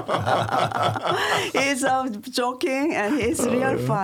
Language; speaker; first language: English; non-native, learner; Korean